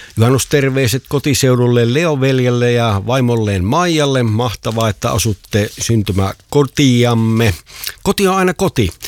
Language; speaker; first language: Finnish; native; Finnish